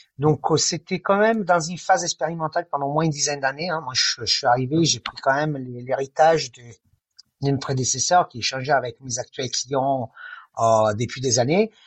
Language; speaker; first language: French; non-native, fluent; Italian